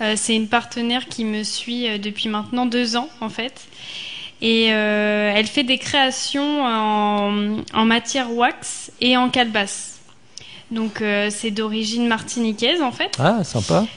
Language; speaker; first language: French; native; French